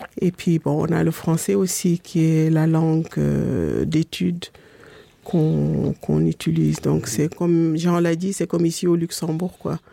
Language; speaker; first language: French; non-native, local second language; Fula